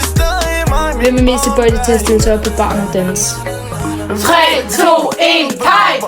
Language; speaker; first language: Danish; native; Danish